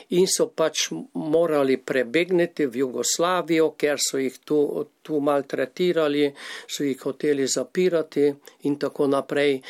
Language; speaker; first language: Slovenian; native; Slovenian